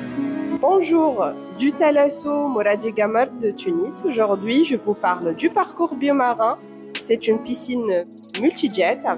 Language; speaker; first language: French; non-native, local second language; Arabic